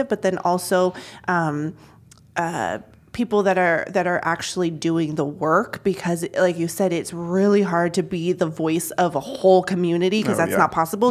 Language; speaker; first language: English; native; English